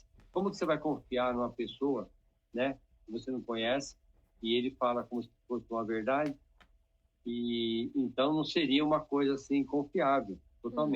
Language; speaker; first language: Portuguese; native; Portuguese